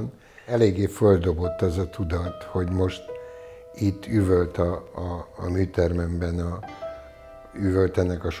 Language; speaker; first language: Hungarian; native; Hungarian